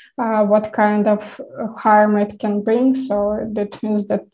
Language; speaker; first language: English; non-native, fluent; Ukrainian